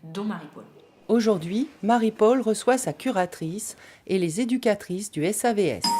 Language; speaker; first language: French; native; French